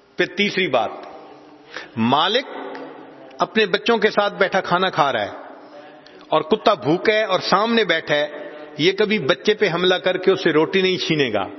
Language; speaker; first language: Urdu; non-native, local second language; Punjabi